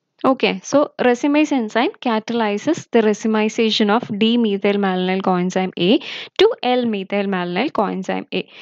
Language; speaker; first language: English; non-native, local second language; Malayalam